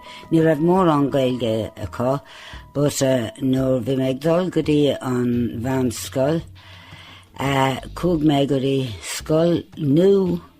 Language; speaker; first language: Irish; non-native, local second language; English